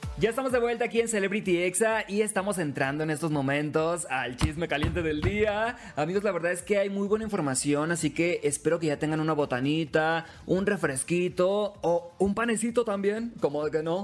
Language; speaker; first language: Spanish; native; Spanish